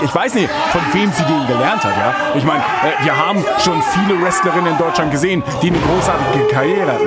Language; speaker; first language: German; native; German